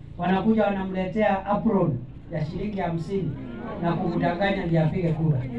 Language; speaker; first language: Swahili; non-native, local second language; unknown